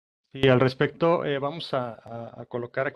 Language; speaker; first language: Spanish; native; Spanish